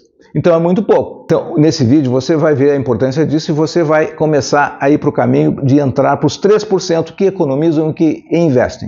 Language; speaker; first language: Portuguese; native; Portuguese